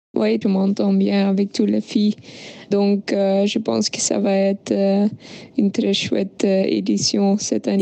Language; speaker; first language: French; non-native, local second language; Dutch